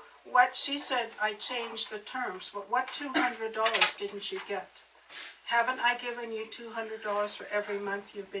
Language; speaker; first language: English; native; English